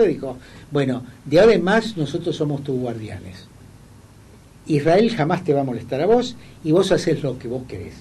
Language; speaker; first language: Spanish; native; Spanish